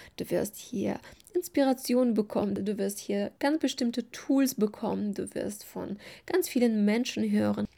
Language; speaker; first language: German; non-native, fluent; Russian